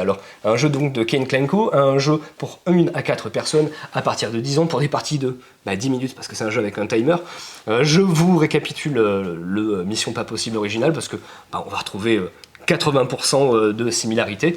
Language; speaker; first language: French; native; French